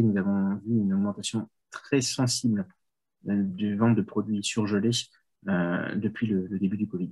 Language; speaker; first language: French; native; French